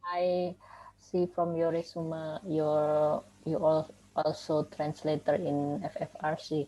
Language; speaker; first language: English; non-native, learner; Indonesian